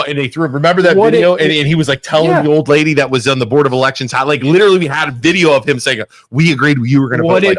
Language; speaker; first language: English; native; English